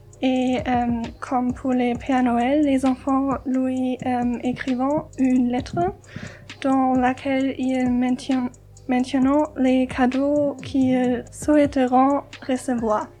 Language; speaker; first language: French; non-native, learner; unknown